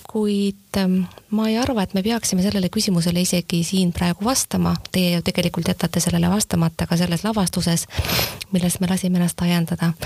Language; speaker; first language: Estonian; native; Estonian